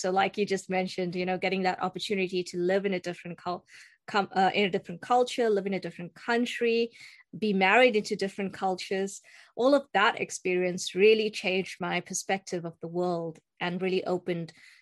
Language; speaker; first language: English; native; English